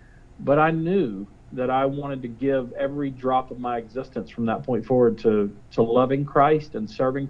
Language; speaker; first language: English; native; English